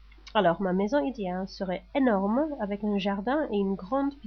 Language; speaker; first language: French; non-native, learner; English